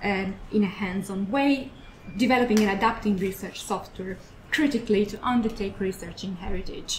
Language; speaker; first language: English; non-native, fluent; Italian